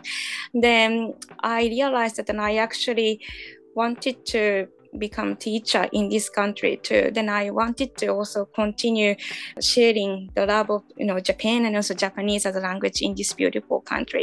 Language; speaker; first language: English; non-native, fluent; Japanese